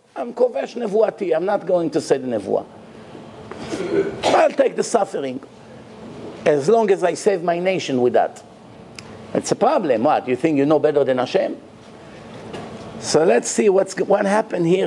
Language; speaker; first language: English; non-native, fluent; Hebrew